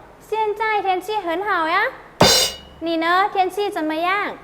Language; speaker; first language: Chinese; non-native, learner; Thai